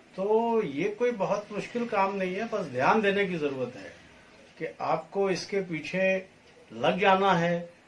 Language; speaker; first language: Hindi; native; Hindi